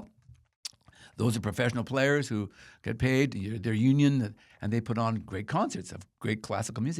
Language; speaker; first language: English; native; English